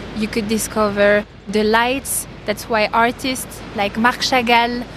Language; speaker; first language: English; non-native, fluent; French